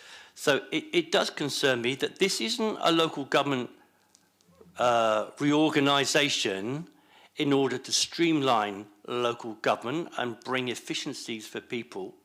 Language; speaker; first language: English; native; English